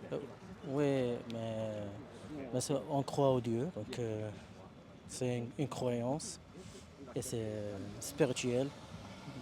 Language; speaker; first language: French; non-native, learner; Arabic